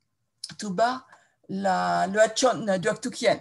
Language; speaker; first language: Vietnamese; non-native, fluent; French